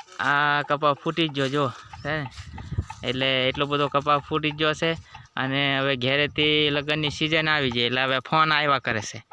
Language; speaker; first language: Gujarati; non-native, local second language; Bhili